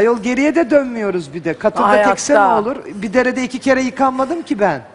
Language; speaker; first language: Turkish; native; Turkish